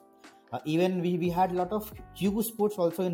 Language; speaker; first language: English; non-native, local second language; Hindi